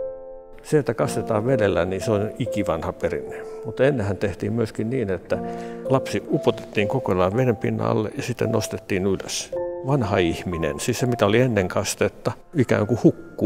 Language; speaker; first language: Finnish; native; Finnish